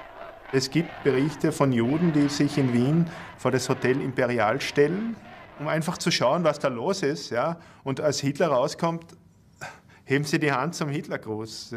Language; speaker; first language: German; native; German